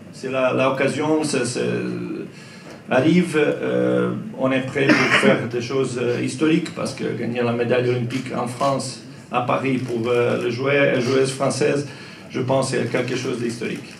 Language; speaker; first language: French; non-native, learner; Croatian